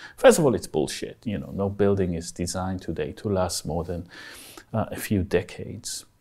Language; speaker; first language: English; non-native, fluent; Hebrew